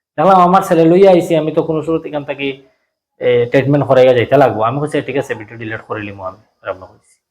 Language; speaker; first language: Bangla; native; Bangla